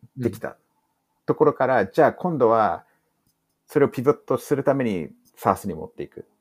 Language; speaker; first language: Japanese; early bilingual, heritage; English